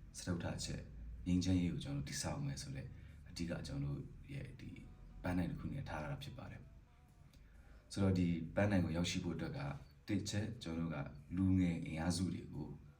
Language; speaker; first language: Burmese; non-native, local second language; Pa'o Karen